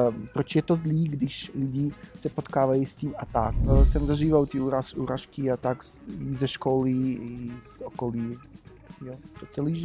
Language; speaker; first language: Czech; non-native, fluent; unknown